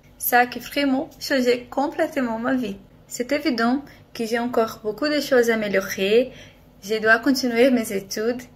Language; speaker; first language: French; non-native, fluent; Portuguese